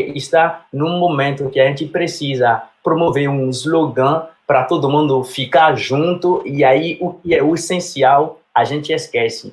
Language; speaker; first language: Portuguese; non-native, fluent; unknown